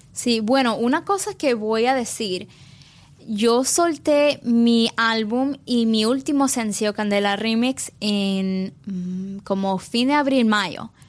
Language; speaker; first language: Spanish; early bilingual, heritage; English